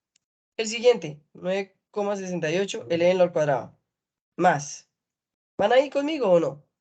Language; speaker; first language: Spanish; native; Spanish